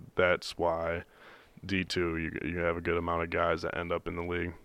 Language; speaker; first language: English; native; English